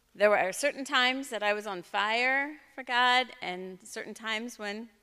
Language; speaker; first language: English; native; English